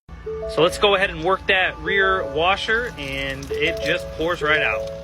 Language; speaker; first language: English; native; English